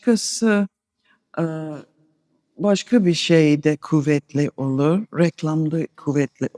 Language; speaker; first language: Turkish; non-native, fluent; English